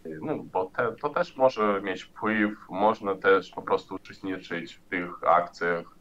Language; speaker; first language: Polish; non-native, learner; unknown